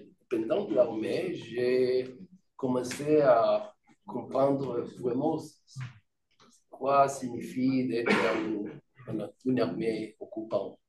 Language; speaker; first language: French; non-native, fluent; Hebrew